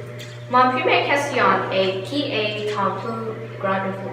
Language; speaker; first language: French; non-native, learner; English